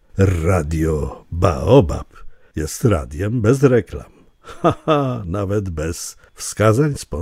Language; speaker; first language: Polish; native; Polish